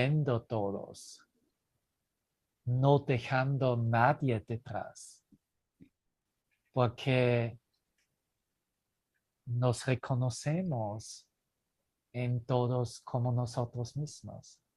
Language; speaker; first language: Spanish; non-native, fluent; German